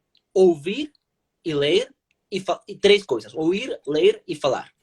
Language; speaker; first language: Portuguese; non-native, learner; Spanish